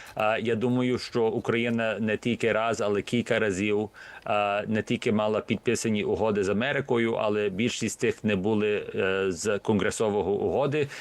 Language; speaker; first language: Ukrainian; early bilingual, heritage; Ukrainian